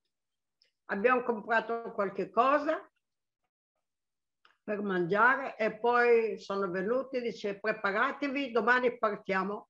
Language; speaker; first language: Italian; non-native, local second language; Arabic